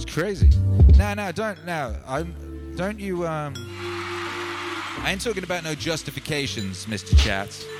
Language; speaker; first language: English; native; English